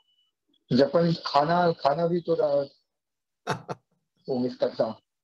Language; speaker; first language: Hindi; non-native, fluent; Japanese